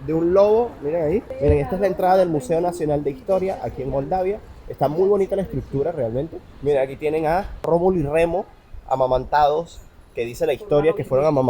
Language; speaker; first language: Spanish; native; Spanish